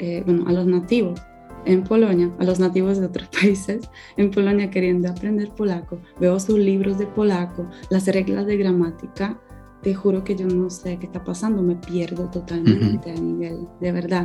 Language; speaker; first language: Spanish; non-native, fluent; Polish